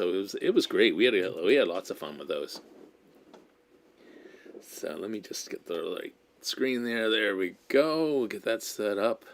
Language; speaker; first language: English; native; English